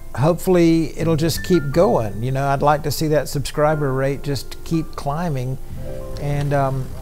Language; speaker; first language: English; native; English